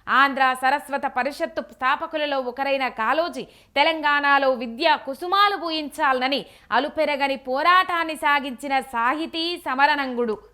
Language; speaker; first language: Telugu; native; Telugu